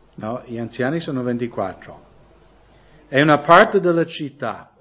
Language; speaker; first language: Italian; non-native, fluent; English